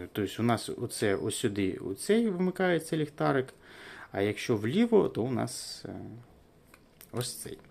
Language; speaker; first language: Ukrainian; non-native, local second language; Russian